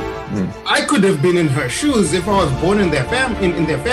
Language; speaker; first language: English; non-native, local second language; Shona